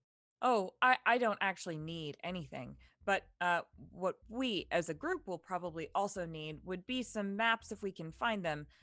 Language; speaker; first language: English; native; English